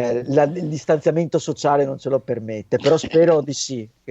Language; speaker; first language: Italian; native; Italian